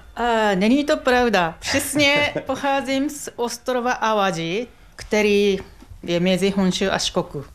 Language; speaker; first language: Czech; non-native, fluent; Japanese